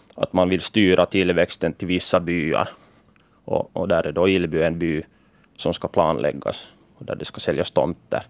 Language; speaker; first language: Swedish; native; Swedish